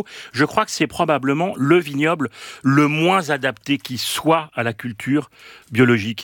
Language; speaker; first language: French; native; French